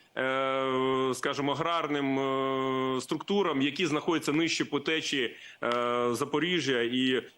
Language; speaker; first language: Ukrainian; native; Ukrainian